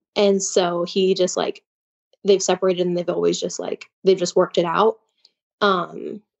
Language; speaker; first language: English; native; English